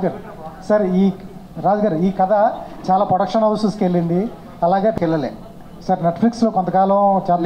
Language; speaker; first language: Telugu; native; Telugu